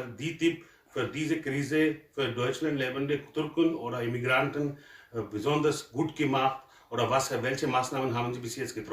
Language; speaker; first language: German; non-native, learner; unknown